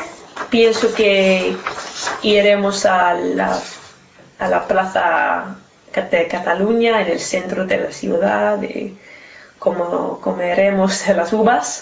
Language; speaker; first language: Spanish; non-native, learner; English